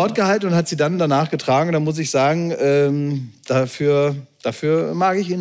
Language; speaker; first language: German; native; German